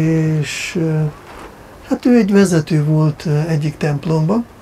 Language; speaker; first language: Hungarian; non-native, fluent; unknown